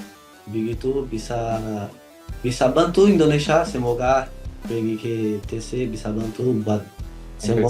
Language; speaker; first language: Indonesian; non-native, learner; Portuguese